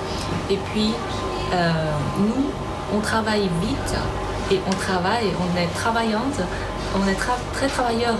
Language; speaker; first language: French; non-native, learner; Chinese